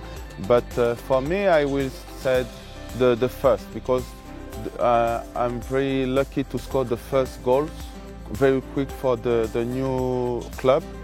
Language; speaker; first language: English; non-native, learner; French